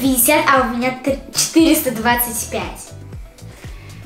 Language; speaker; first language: Russian; native; Russian